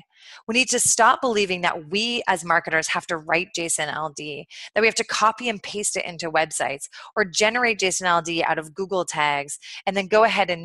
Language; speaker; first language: English; native; English